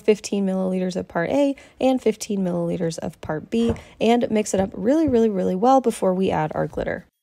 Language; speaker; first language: English; native; English